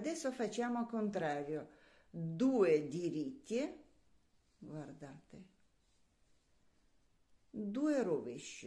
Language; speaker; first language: Italian; non-native, learner; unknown